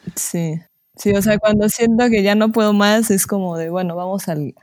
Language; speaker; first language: Spanish; native; Spanish